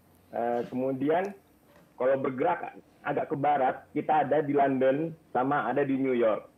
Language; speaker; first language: Indonesian; native; Indonesian